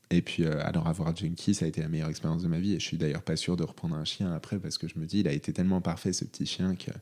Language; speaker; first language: French; native; French